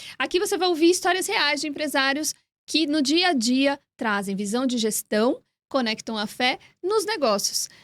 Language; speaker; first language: Portuguese; native; Portuguese